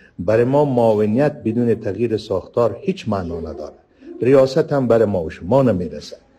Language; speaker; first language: Persian; native; Persian